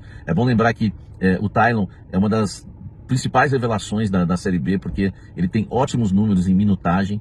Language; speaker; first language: Portuguese; native; Portuguese